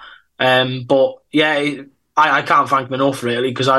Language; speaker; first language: English; native; English